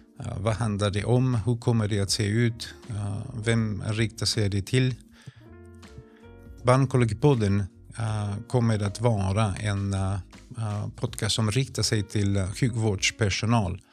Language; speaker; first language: Swedish; non-native, fluent; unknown